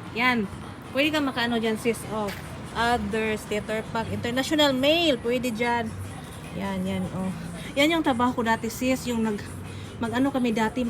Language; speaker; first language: Filipino; non-native, local second language; Waray